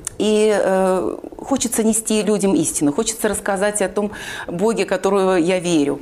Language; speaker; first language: Russian; native; Russian